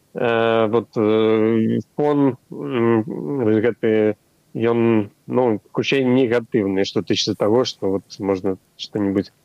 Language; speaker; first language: Belarusian; non-native, local second language; Russian